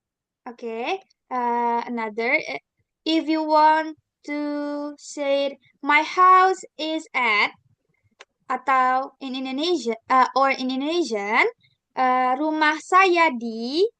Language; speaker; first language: English; non-native, learner; Indonesian